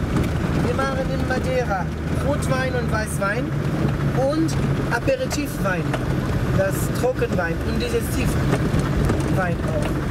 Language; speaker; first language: German; non-native, learner; Portuguese